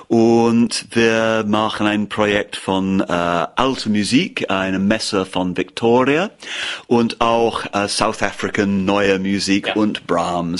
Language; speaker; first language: German; non-native, learner; English